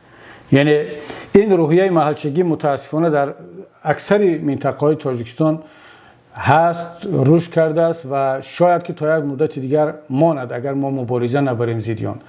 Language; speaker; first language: Persian; native; Persian